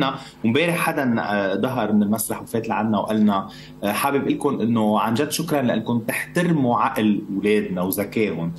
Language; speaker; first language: Arabic; native; Arabic